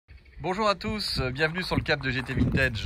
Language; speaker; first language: French; native; French